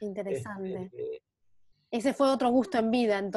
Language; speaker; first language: Spanish; native; Spanish